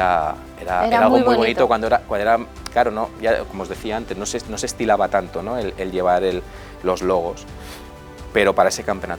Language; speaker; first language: Spanish; native; Spanish